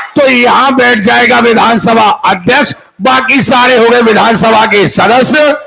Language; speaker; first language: Hindi; native; Hindi